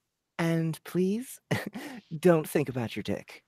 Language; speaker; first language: English; native; English